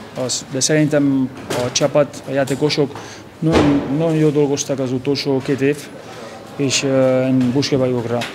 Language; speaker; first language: Hungarian; non-native, local second language; Spanish